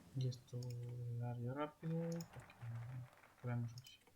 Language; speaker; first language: Spanish; native; Spanish